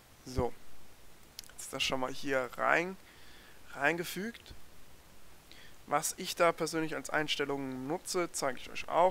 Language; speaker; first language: German; native; German